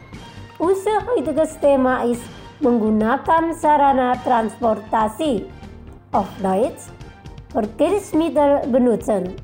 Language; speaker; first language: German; non-native, fluent; Indonesian